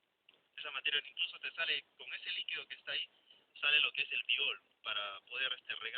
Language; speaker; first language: Spanish; native; Spanish